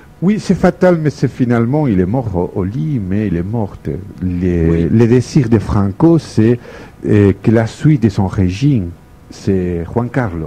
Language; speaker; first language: French; non-native, fluent; Spanish